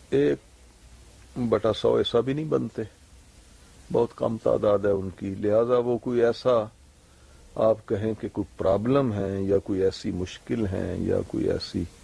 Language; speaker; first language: Urdu; native; Urdu